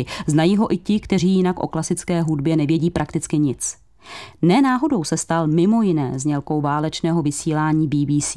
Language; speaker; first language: Czech; native; Czech